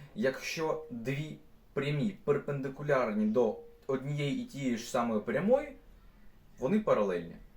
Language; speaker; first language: Ukrainian; non-native, local second language; Russian